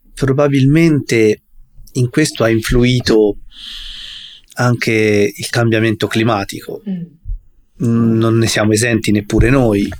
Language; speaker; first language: Italian; native; Italian